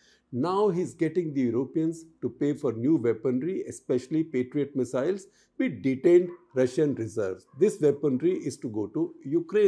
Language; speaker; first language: English; non-native, local second language; Hindi